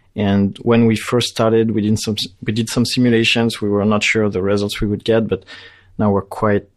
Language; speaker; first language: English; non-native, fluent; French